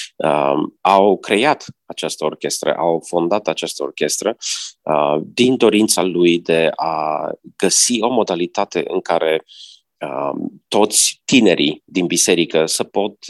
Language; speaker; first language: Romanian; native; Romanian